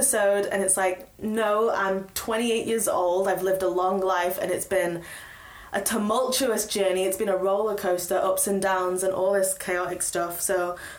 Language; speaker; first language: English; native; English